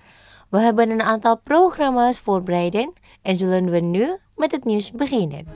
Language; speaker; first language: Dutch; non-native, fluent; Indonesian